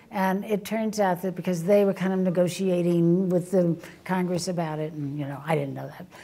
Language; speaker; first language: English; native; English